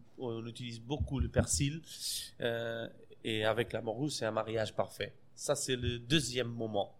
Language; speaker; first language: French; non-native, fluent; Portuguese